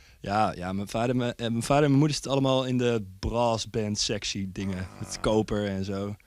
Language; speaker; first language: Dutch; native; Dutch